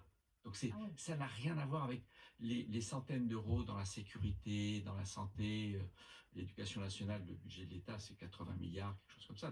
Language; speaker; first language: French; native; French